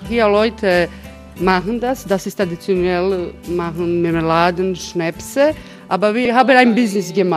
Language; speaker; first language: German; non-native, learner; Croatian